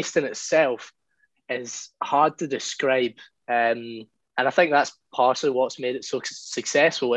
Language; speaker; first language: English; native; English